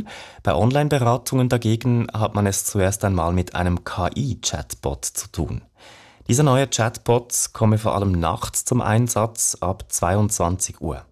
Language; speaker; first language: German; native; German